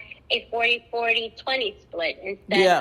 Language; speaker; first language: English; native; English